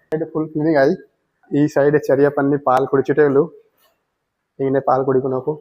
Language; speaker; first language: Malayalam; non-native, local second language; Hindi